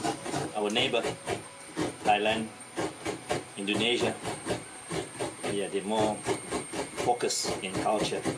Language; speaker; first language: English; non-native, fluent; Malay